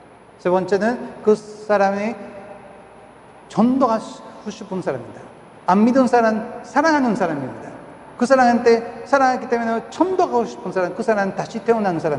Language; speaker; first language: Korean; non-native, fluent; Spanish